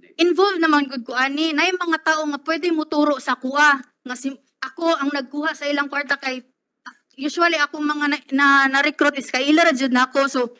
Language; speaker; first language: Filipino; non-native, local second language; Cebuano